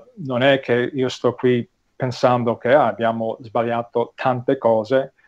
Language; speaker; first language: Italian; non-native, fluent; English